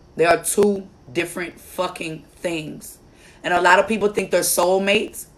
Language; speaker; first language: English; native; English